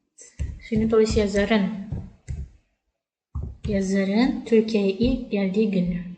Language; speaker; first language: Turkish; non-native, fluent; Indonesian